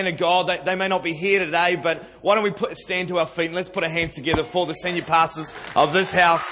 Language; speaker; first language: English; native; English